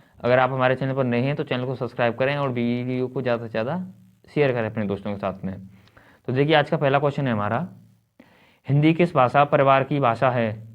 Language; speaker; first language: Hindi; native; Hindi